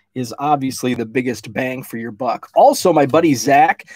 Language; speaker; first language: English; native; English